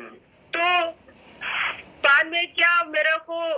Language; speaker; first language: Hindi; non-native, local second language; Manipuri